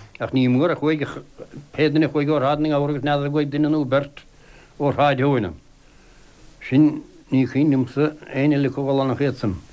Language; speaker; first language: Irish; native; Irish